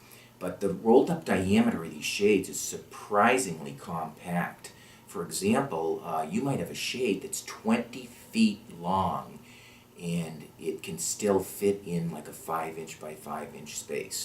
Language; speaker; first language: English; native; English